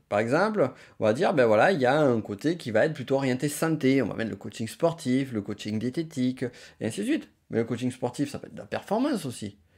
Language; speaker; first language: French; native; French